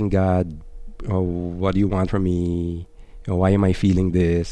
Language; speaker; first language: English; non-native, local second language; Filipino